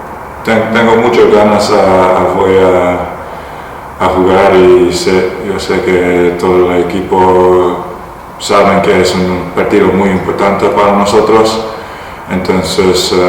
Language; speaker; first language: Spanish; non-native, learner; Dutch